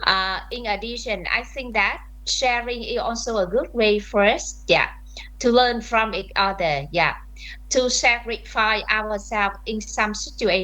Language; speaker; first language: English; non-native, fluent; Vietnamese